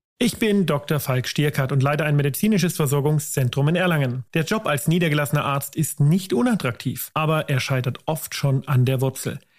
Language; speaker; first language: German; native; German